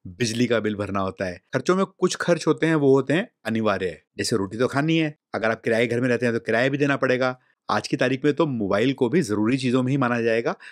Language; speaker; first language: Hindi; native; Hindi